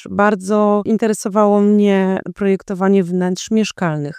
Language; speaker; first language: Polish; native; Polish